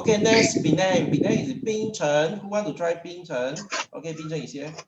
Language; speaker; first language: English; non-native, local second language; Chinese